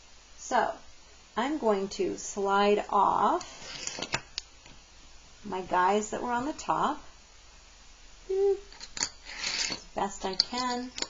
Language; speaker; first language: English; native; English